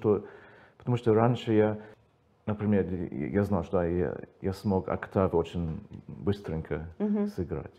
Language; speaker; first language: Russian; non-native, learner; English